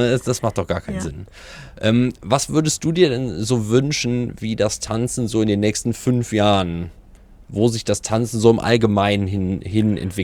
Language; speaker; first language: German; native; German